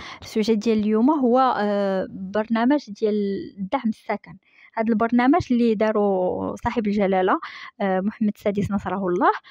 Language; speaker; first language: Arabic; native; Arabic